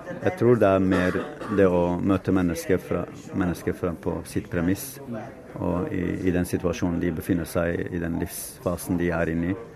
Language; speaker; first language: Norwegian; non-native, fluent; Kurdish